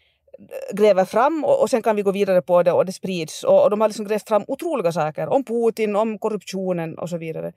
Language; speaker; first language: Swedish; native; Swedish